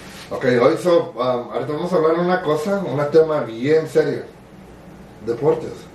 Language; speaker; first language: Spanish; early bilingual, other home language; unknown